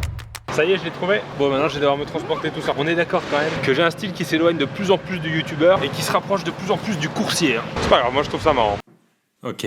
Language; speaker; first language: French; native; French